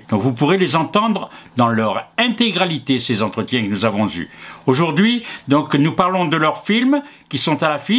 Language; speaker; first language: French; native; French